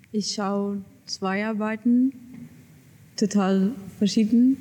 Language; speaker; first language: German; non-native, learner; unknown